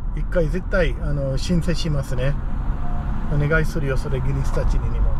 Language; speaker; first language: Japanese; non-native, fluent; Urdu